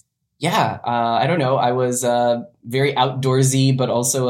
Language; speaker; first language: English; native; English